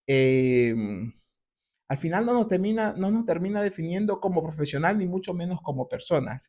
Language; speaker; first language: Spanish; native; Spanish